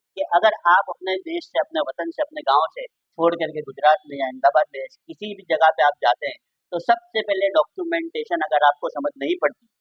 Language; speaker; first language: Hindi; non-native, local second language; Gujarati